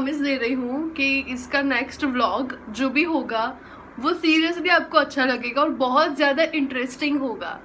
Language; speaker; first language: Hindi; non-native, local second language; Gujarati